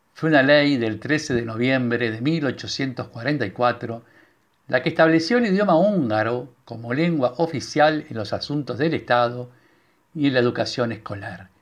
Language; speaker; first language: Spanish; non-native, local second language; Hungarian